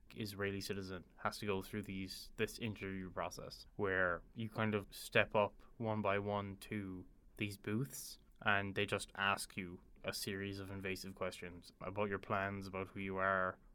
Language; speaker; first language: English; native; English